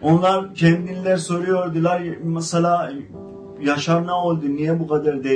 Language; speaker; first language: Turkish; non-native, fluent; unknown